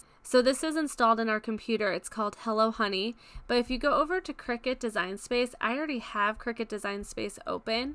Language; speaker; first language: English; native; English